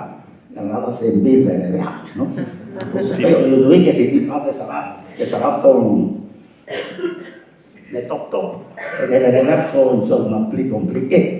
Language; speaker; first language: French; non-native, fluent; Spanish